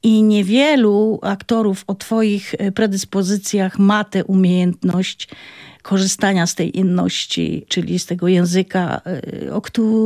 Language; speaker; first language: Polish; non-native, local second language; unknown